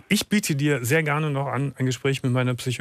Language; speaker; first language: German; native; German